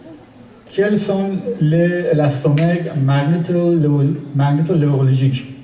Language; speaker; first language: French; non-native, learner; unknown